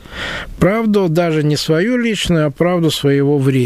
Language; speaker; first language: Russian; native; Russian